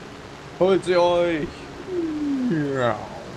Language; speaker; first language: German; native; German